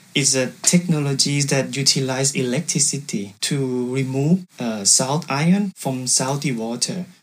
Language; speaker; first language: English; non-native, fluent; Thai